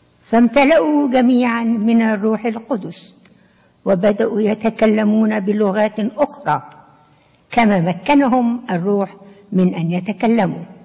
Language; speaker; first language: Arabic; native; Arabic